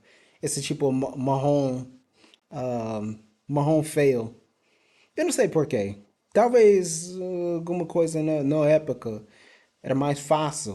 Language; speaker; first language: Portuguese; non-native, fluent; English